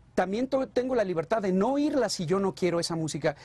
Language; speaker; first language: Spanish; native; Spanish